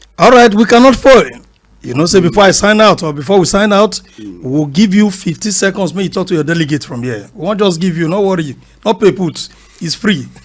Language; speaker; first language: Nigerian Pidgin; non-native, local second language; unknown